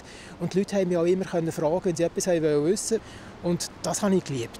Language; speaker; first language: German; native; German